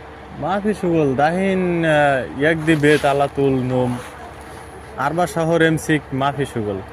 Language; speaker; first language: Arabic; non-native, learner; Bangla